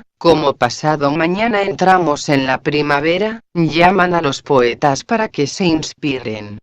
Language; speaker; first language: Spanish; native; Spanish